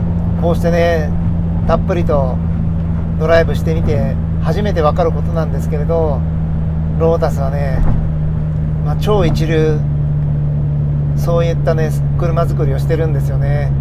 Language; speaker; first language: Japanese; native; Japanese